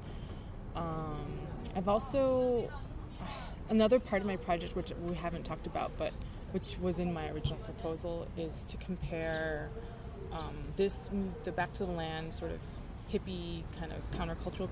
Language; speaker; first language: English; native; English